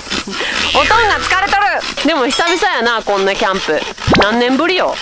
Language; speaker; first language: Japanese; native; Japanese